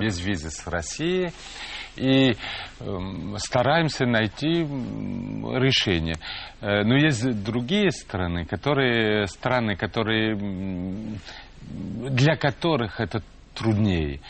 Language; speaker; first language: Russian; non-native, fluent; French